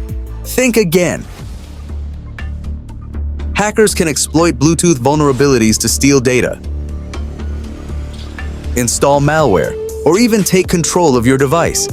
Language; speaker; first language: English; native; English